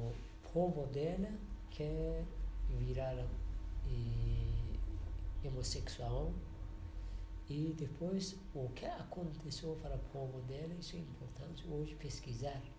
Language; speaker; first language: Portuguese; non-native, learner; Persian